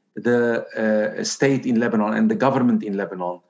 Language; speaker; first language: English; non-native, fluent; Arabic